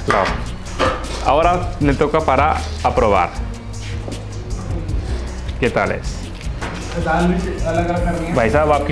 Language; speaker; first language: Spanish; non-native, fluent; Hindi